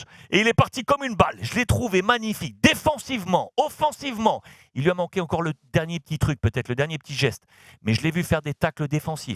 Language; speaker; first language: French; native; French